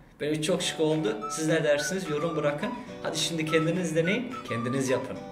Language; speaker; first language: Turkish; early bilingual, heritage; Turkish